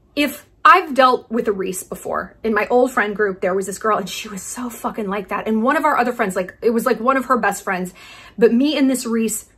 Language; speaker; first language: English; native; English